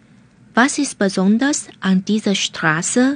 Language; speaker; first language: German; non-native, fluent; Chinese